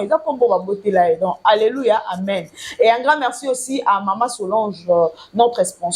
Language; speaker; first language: French; non-native, local second language; Lingala